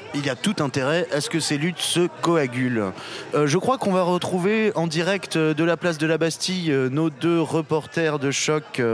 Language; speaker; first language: French; native; French